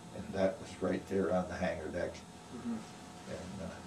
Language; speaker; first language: English; native; English